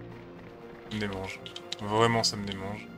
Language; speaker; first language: French; native; French